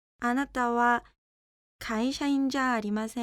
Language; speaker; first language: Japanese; non-native, learner; Korean